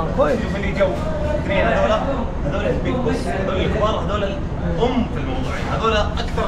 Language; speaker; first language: Arabic; native; Arabic